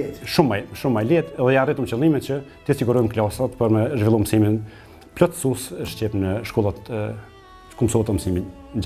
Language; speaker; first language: Albanian; native; Albanian